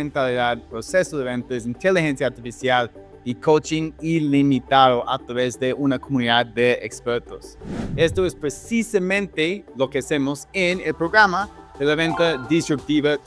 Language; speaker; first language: Spanish; non-native, fluent; English